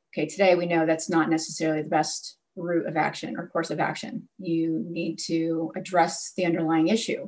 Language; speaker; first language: English; native; English